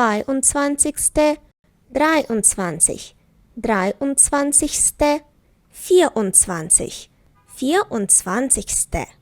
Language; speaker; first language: German; non-native, fluent; Ukrainian